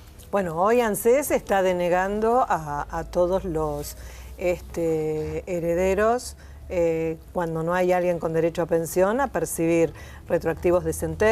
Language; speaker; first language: Spanish; native; Spanish